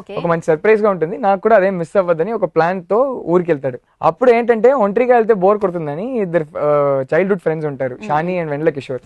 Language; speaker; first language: Telugu; non-native, fluent; Tamil